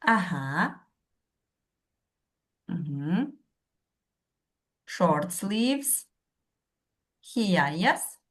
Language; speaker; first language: English; non-native, fluent; Kazakh